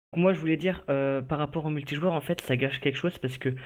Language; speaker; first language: French; native; French